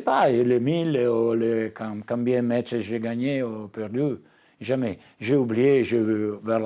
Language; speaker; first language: French; non-native, learner; Italian